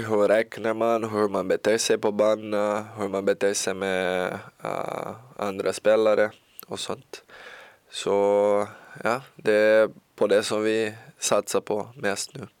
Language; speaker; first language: Swedish; non-native, learner; Portuguese